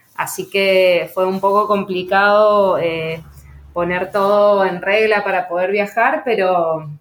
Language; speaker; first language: Spanish; native; Spanish